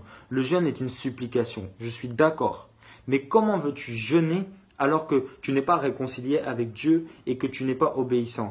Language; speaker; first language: French; native; French